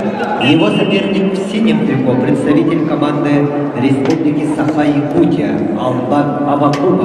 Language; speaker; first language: Russian; native; Russian